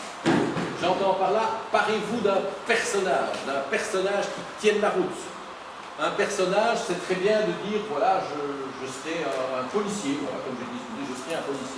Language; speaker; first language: French; native; French